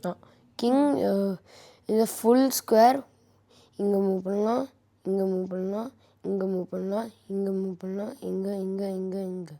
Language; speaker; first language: Tamil; early bilingual, heritage; Tamil